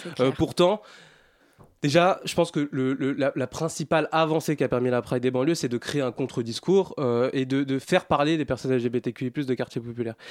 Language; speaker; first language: French; native; French